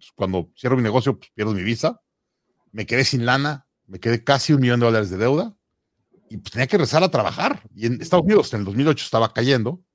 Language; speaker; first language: Spanish; native; Spanish